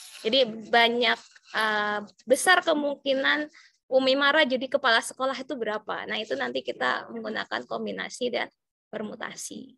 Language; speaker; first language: Indonesian; native; Indonesian